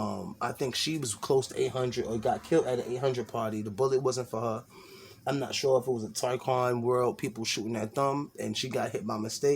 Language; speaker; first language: English; native; English